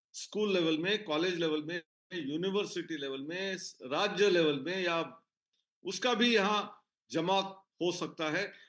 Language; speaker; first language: Hindi; non-native, local second language; Marathi